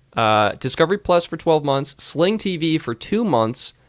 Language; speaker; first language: English; native; English